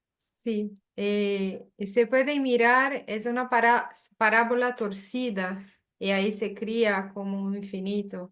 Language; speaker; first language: Spanish; non-native, learner; Portuguese